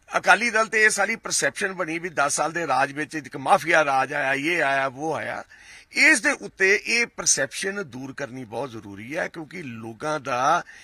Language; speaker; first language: Punjabi; native; Punjabi